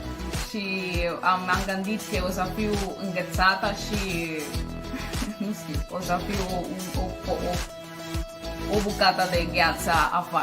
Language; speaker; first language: Romanian; non-native, fluent; Spanish